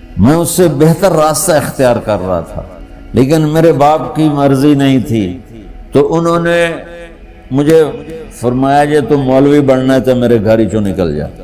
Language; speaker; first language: Urdu; non-native, local second language; Punjabi